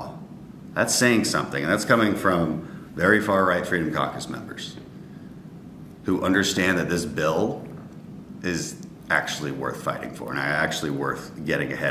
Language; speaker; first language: English; native; English